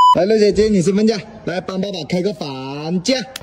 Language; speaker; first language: Chinese; native; Chinese